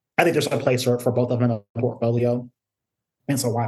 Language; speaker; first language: English; native; English